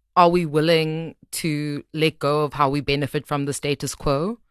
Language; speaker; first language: English; native; English